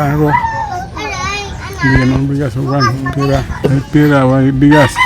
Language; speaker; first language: Filipino; non-native, local second language; Cebuano